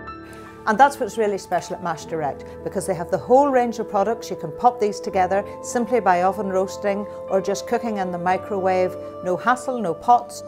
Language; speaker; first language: English; native; English